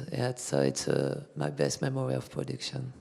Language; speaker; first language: English; non-native, learner; French